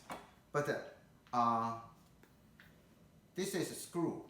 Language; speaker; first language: English; non-native, learner; Chinese